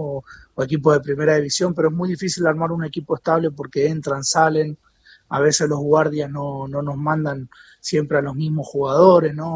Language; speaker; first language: Spanish; native; Spanish